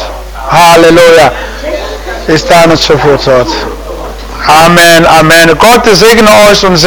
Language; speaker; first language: German; non-native, fluent; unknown